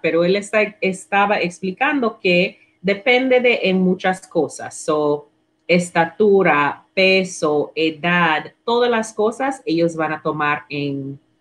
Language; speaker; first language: Spanish; non-native, learner; English